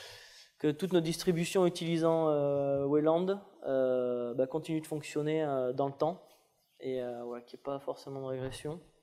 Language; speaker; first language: French; native; French